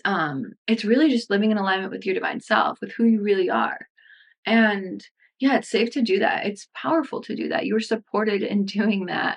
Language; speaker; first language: English; native; English